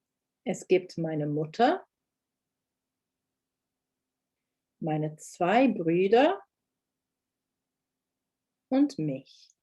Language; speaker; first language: German; non-native, fluent; English